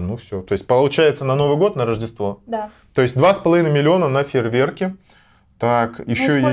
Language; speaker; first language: Russian; native; Russian